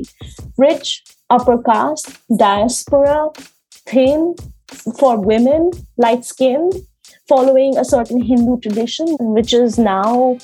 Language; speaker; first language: English; non-native, local second language; Hindi